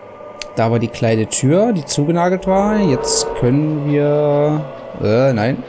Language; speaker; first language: German; native; German